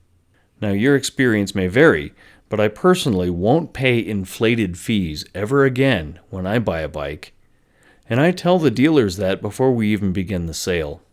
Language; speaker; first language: English; native; English